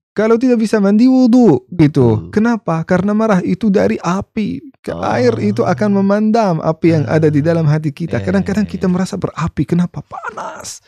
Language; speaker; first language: Indonesian; non-native, fluent; Arabic